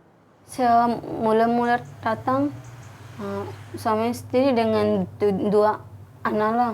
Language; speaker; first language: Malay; non-native, learner; Bangla